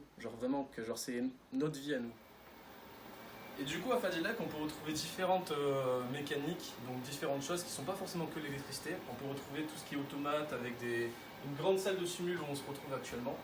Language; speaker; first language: French; native; French